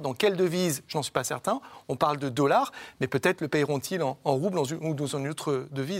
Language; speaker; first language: French; native; French